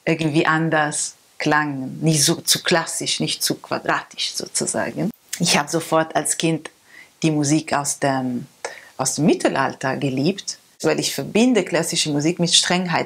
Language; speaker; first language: German; non-native, fluent; Italian